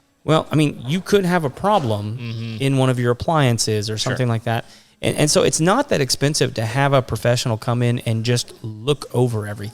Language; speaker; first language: English; native; English